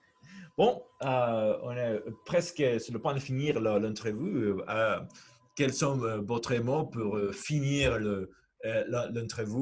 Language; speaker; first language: French; non-native, fluent; Spanish